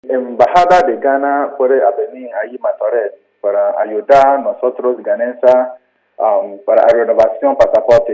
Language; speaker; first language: Spanish; non-native, learner; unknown